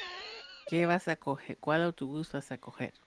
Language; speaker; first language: Spanish; early bilingual, heritage; English